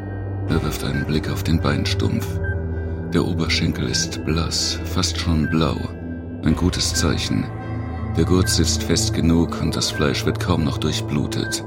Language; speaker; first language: German; native; German